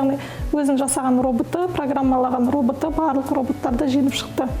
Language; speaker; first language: Kazakh; native; Kazakh